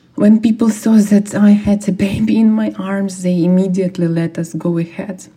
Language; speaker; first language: English; non-native, fluent; Ukrainian